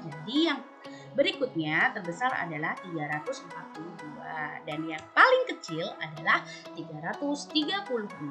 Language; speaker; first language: Indonesian; native; Indonesian